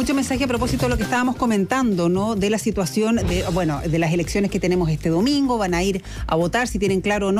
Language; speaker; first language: Spanish; native; Spanish